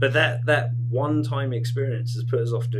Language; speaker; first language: English; native; English